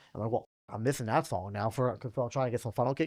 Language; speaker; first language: English; native; English